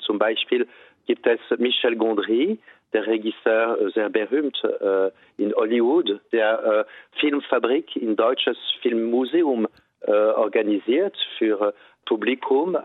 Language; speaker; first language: German; non-native, fluent; French